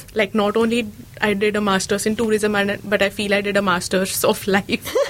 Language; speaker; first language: English; non-native, local second language; Marathi